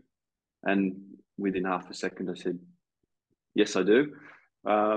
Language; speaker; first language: English; native; English